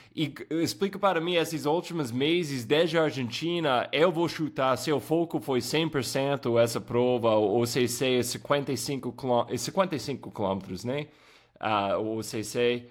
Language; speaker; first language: Portuguese; non-native, fluent; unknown